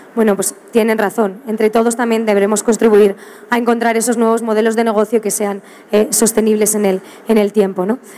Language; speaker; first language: Spanish; native; Spanish